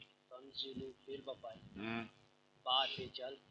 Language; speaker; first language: Arabic; non-native, learner; Urdu